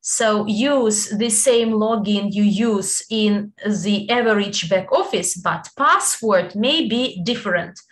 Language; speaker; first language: English; non-native, fluent; Italian